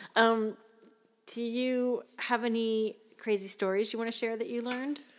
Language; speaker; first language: English; native; English